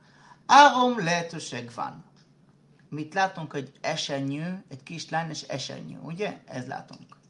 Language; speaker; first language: Hungarian; non-native, fluent; Hebrew